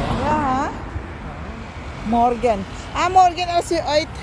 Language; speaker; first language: Dutch; non-native, learner; Filipino